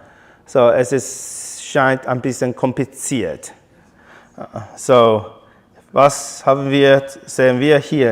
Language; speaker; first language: German; non-native, learner; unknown